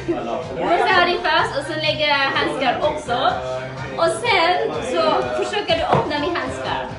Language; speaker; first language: Swedish; early bilingual, other home language; Cebuano